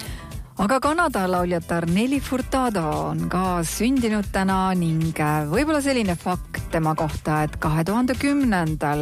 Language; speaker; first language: Estonian; native; Estonian